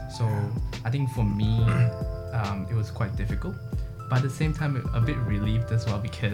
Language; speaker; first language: English; non-native, local second language; Chinese